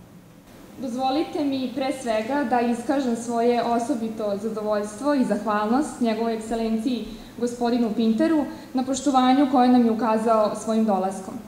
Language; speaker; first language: Serbian; native; Serbian